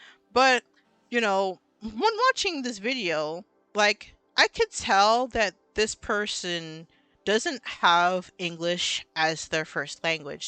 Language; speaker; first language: English; native; English